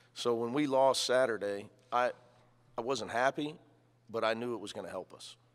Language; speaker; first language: English; native; English